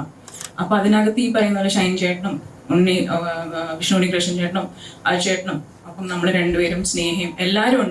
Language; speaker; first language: Malayalam; native; Malayalam